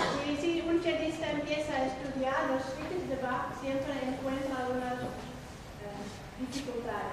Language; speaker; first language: Spanish; non-native, fluent; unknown